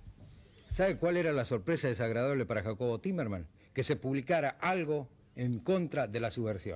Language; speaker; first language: Spanish; native; Spanish